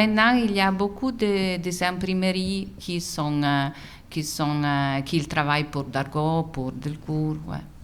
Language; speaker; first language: French; non-native, fluent; Italian